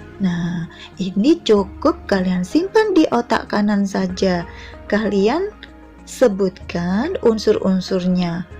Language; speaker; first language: Indonesian; non-native, local second language; Javanese